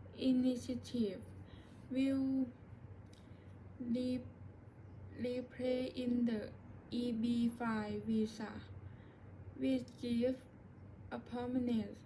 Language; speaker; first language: English; non-native, learner; Thai